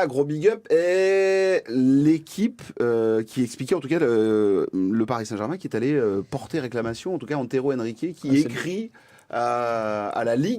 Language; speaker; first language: French; native; French